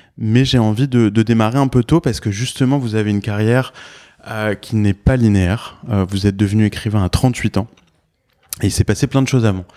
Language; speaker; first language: French; native; French